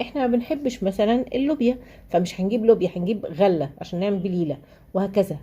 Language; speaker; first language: Arabic; native; Arabic